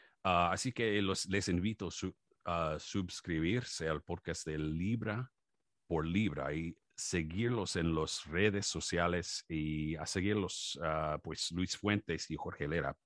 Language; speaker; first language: Spanish; non-native, learner; English